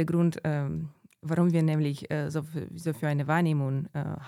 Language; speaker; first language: German; non-native, fluent; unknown